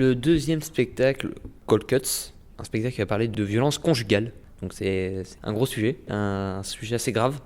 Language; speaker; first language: French; native; French